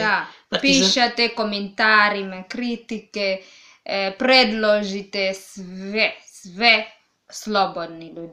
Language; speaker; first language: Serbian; non-native, learner; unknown